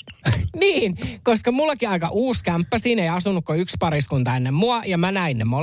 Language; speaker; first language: Finnish; native; Finnish